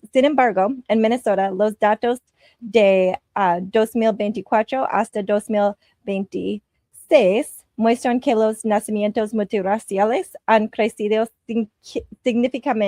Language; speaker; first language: Spanish; non-native, learner; English